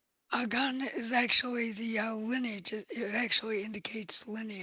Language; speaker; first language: English; native; English